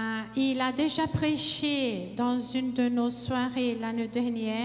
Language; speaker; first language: French; non-native, fluent; Portuguese